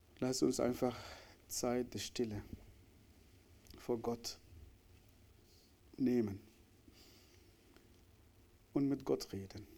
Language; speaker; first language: German; non-native, fluent; Arabic